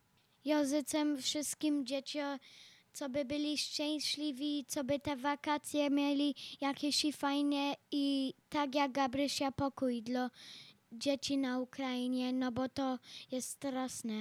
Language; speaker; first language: Polish; early bilingual, heritage; Polish